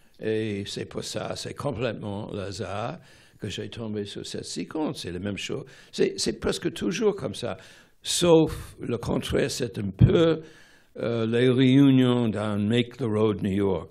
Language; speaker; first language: French; non-native, fluent; English